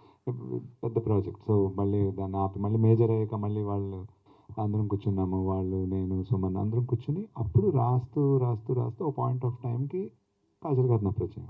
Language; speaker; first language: Telugu; native; Telugu